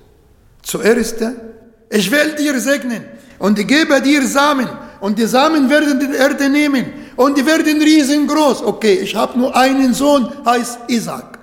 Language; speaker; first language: German; non-native, fluent; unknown